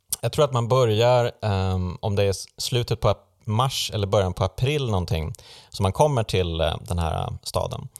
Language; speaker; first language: Swedish; native; Swedish